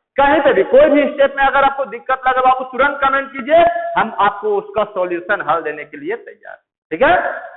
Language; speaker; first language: Hindi; native; Hindi